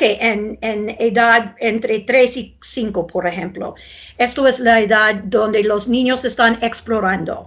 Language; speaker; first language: Spanish; non-native, fluent; English